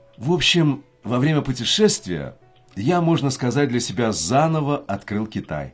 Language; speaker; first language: Russian; native; Russian